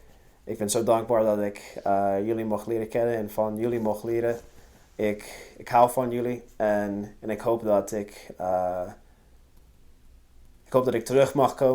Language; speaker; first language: Dutch; non-native, fluent; English